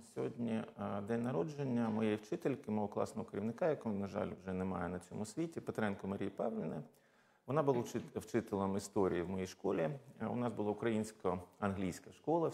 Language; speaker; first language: Ukrainian; non-native, local second language; Russian